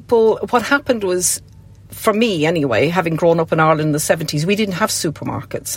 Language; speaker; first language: English; native; English